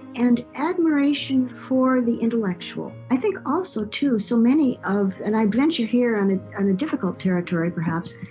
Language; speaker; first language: English; native; English